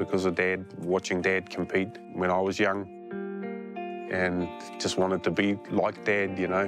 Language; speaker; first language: English; native; English